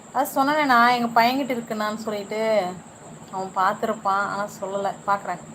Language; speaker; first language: Tamil; non-native, local second language; Telugu